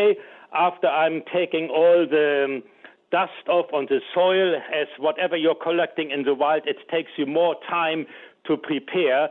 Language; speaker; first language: English; non-native, fluent; German